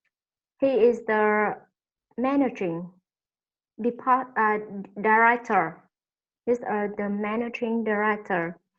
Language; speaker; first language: English; non-native, learner; Vietnamese